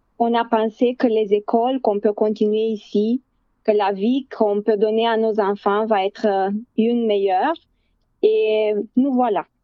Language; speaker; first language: French; non-native, fluent; Romanian